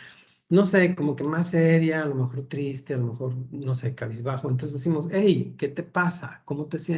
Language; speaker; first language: Spanish; native; Spanish